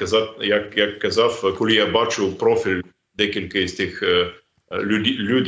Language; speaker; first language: Ukrainian; non-native, fluent; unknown